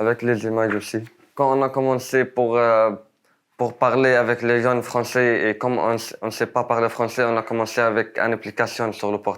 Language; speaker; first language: French; non-native, learner; Arabic